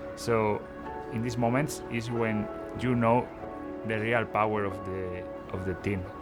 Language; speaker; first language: English; non-native, fluent; Spanish